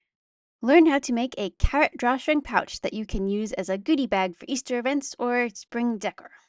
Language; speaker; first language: English; native; English